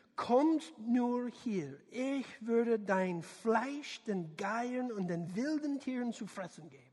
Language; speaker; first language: German; non-native, learner; English